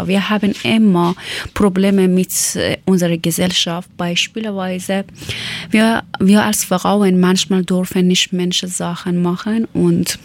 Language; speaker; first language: German; non-native, learner; Persian